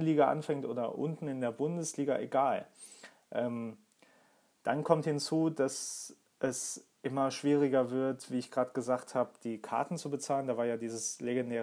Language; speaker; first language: German; native; German